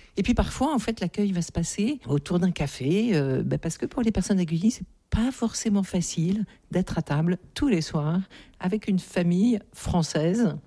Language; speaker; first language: French; native; French